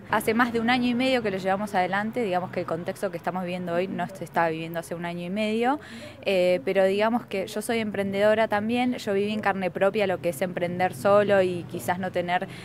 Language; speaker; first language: Spanish; native; Spanish